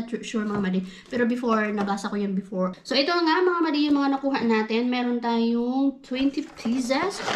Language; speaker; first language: Filipino; native; Filipino